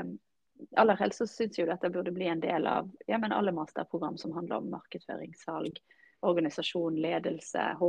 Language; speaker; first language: Norwegian; native; Norwegian